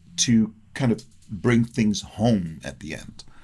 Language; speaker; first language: English; early bilingual, other home language; Dutch